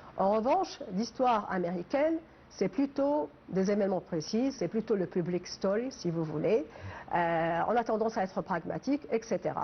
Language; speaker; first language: French; non-native, local second language; Arabic